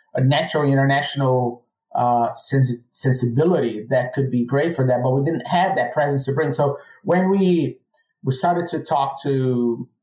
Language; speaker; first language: English; non-native, fluent; Portuguese